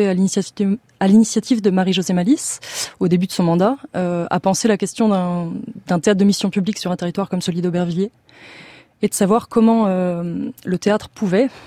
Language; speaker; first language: French; native; French